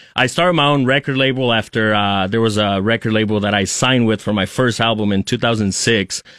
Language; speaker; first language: English; early bilingual, other home language; Spanish